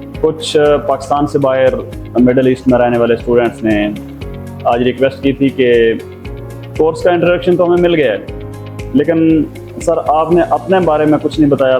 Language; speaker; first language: Urdu; non-native, local second language; Punjabi